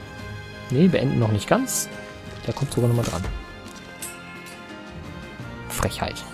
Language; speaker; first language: German; native; German